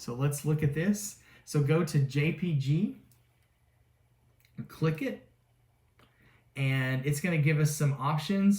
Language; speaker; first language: English; native; English